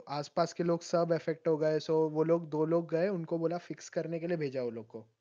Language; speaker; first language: Hindi; non-native, local second language; Malayalam